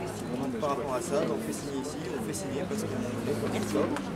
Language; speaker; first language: French; native; French